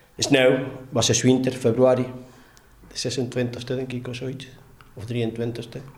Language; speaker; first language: Dutch; non-native, learner; Spanish